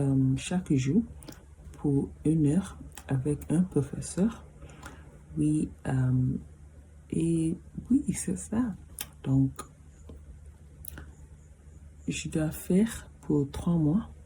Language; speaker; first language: French; non-native, learner; English